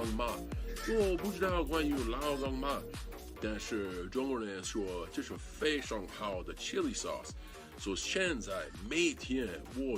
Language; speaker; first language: Chinese; non-native, learner; English